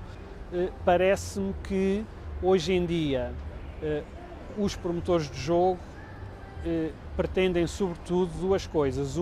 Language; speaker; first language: Portuguese; native; Portuguese